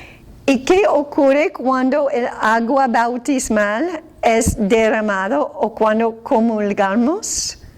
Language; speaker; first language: Spanish; non-native, fluent; English